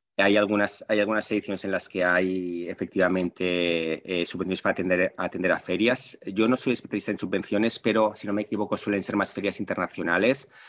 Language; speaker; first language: Spanish; non-native, local second language; Catalan